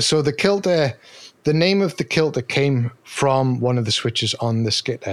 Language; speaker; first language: English; native; English